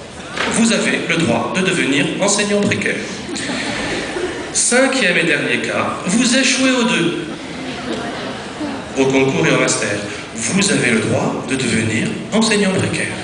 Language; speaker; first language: French; native; French